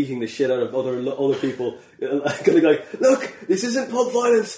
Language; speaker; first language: English; native; English